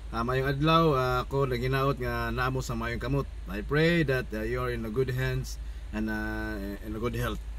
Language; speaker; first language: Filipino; non-native, local second language; Cebuano